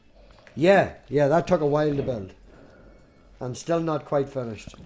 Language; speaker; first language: English; native; English